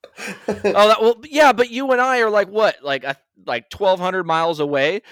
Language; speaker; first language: English; native; English